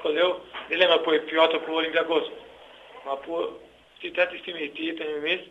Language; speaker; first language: Greek; non-native, learner; Portuguese